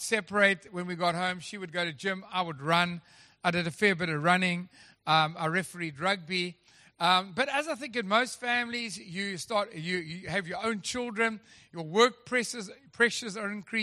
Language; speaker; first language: English; native; English